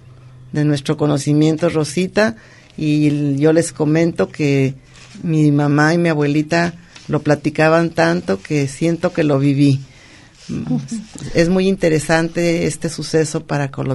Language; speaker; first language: Spanish; native; Spanish